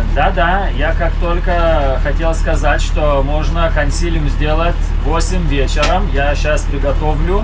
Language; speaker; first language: Russian; non-native, fluent; Lithuanian